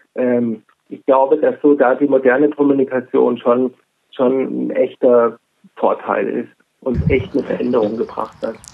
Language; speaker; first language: German; native; German